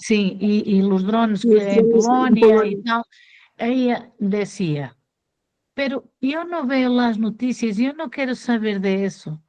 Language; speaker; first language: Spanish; non-native, fluent; Portuguese